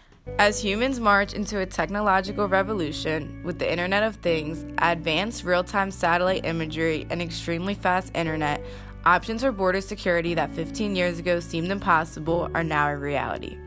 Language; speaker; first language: English; native; English